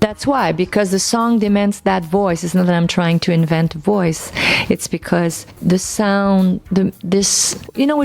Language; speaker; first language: English; non-native, local second language; French